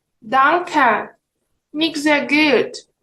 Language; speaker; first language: German; non-native, fluent; Ukrainian